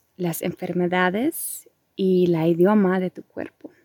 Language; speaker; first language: Spanish; non-native, fluent; German